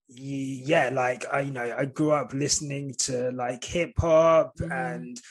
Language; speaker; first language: English; native; English